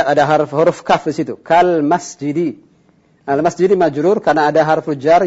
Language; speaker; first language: Indonesian; native; Indonesian